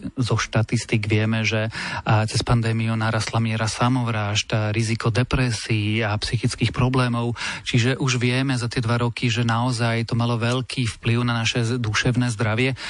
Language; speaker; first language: Slovak; native; Slovak